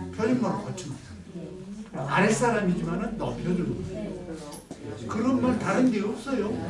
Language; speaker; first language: Korean; native; Korean